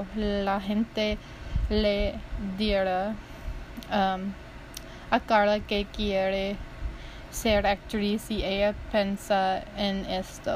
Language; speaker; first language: Spanish; non-native, learner; English